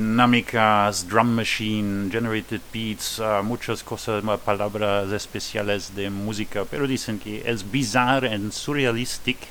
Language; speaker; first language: Spanish; non-native, learner; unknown